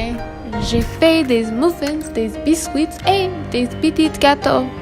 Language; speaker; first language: French; non-native, learner; English